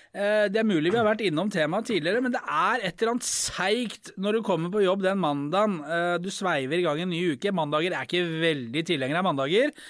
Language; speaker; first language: Norwegian; native; Norwegian